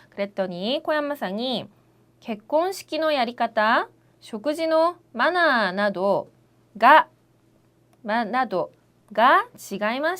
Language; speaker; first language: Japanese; non-native, fluent; Korean